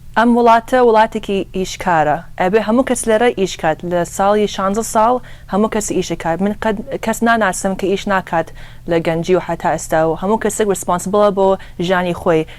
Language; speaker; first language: Central Kurdish; early bilingual, heritage; Central Kurdish